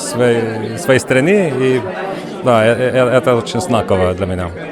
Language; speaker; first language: Russian; non-native, learner; Swedish